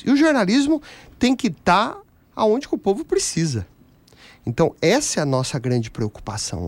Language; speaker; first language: Portuguese; native; Portuguese